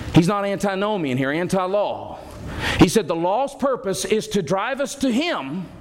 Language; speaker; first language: English; native; English